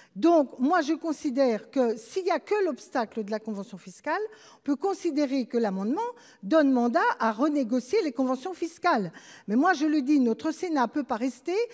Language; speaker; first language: French; native; French